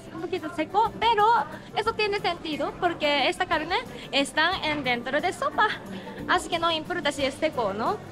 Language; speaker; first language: Spanish; non-native, learner; Japanese